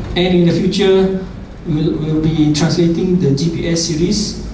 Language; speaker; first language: English; non-native, local second language; Malay